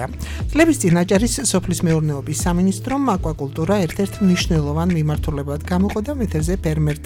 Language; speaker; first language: Georgian; native; Georgian